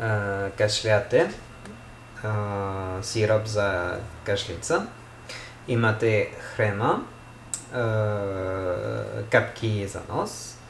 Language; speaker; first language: Bulgarian; non-native, learner; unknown